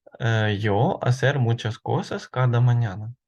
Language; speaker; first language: Spanish; non-native, fluent; Ukrainian